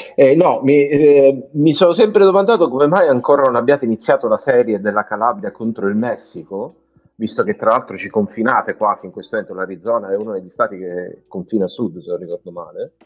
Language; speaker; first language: Italian; native; Italian